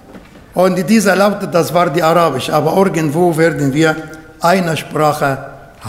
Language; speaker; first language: German; non-native, learner; Arabic